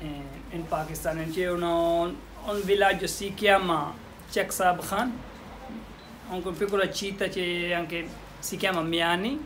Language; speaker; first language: Italian; non-native, learner; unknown